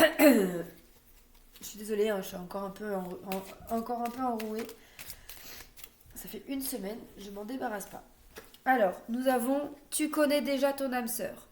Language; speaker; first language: French; native; French